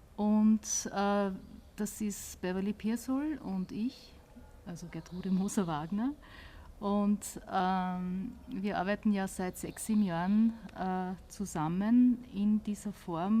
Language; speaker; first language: German; native; German